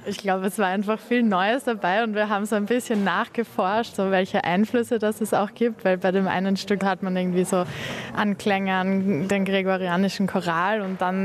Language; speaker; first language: German; native; German